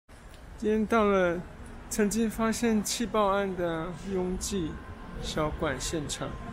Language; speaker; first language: Chinese; native; Chinese